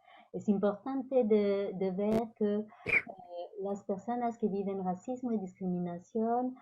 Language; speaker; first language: Spanish; non-native, learner; French